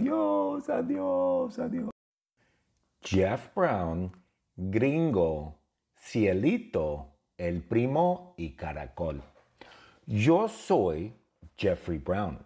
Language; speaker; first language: Spanish; non-native, fluent; English